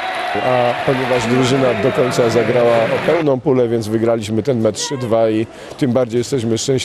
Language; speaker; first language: Polish; native; Polish